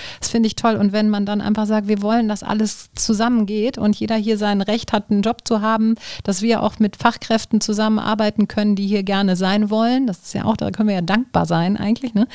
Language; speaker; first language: German; native; German